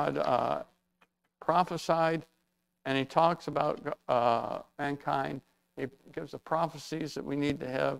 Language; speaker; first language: English; native; English